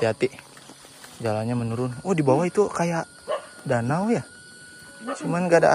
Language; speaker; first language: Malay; non-native, local second language; Sundanese